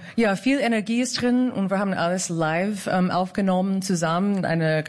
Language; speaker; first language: German; non-native, fluent; English